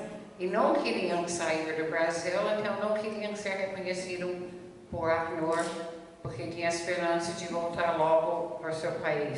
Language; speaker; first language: Portuguese; non-native, fluent; English